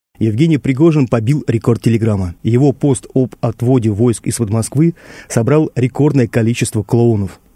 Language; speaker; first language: Russian; native; Russian